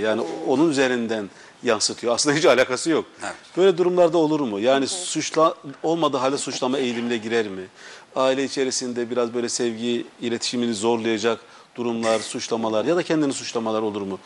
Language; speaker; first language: Turkish; native; Turkish